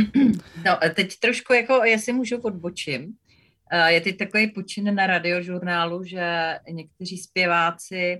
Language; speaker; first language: Czech; native; Czech